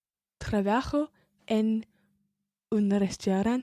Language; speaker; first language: Spanish; non-native, learner; English